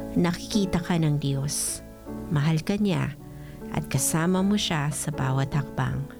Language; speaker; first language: Filipino; non-native, local second language; Bikol